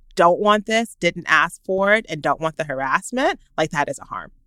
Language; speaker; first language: English; native; English